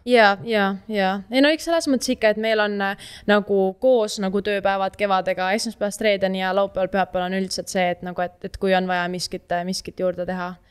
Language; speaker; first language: Estonian; native; Estonian